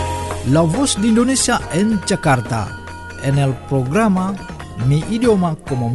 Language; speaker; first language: Spanish; non-native, fluent; Indonesian